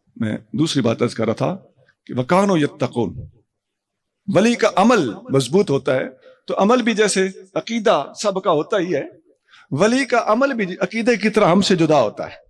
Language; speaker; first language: Urdu; non-native, local second language; Punjabi